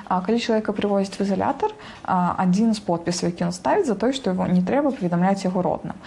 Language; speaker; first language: Belarusian; non-native, local second language; Russian